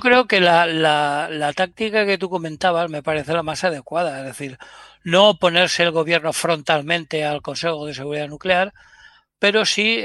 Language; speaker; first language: Spanish; native; Spanish